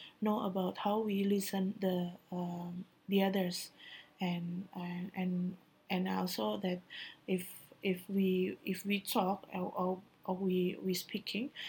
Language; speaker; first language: English; non-native, learner; Indonesian